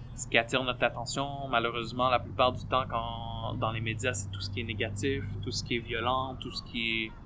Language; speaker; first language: French; native; French